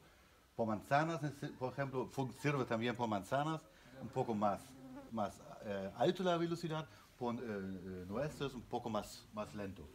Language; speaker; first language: Spanish; non-native, learner; German